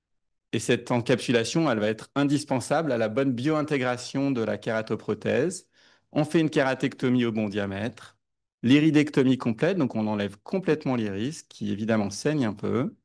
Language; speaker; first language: French; native; French